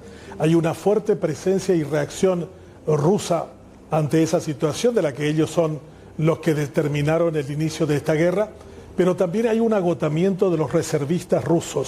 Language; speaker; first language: Spanish; native; Spanish